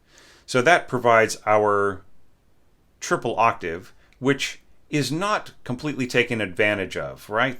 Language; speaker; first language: English; native; English